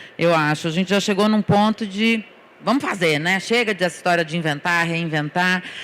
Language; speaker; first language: Portuguese; native; Portuguese